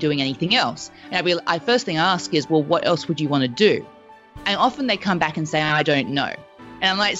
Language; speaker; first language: English; non-native, local second language; French